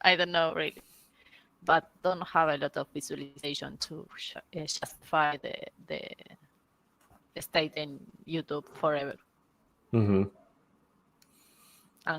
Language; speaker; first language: English; non-native, learner; Spanish